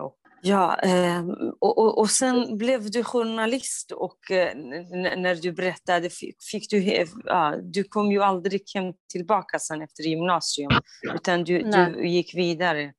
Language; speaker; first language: Swedish; non-native, fluent; Kurdish